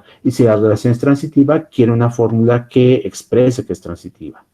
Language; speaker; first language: Spanish; native; Spanish